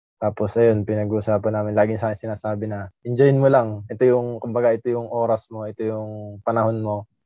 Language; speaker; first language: Filipino; native; Filipino